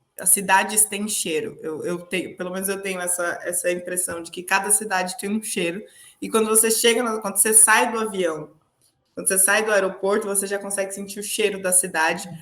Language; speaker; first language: Portuguese; native; Portuguese